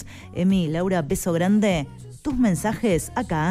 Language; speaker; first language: Spanish; native; Spanish